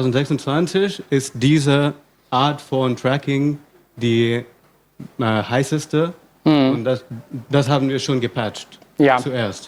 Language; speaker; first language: German; non-native, fluent; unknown